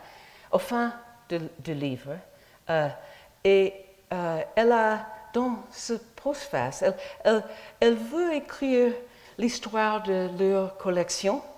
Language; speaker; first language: French; non-native, fluent; English